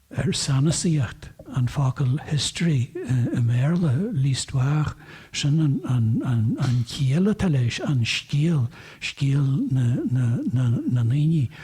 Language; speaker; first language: Irish; native; Irish